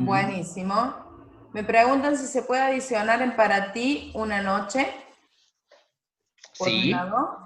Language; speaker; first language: Spanish; native; Spanish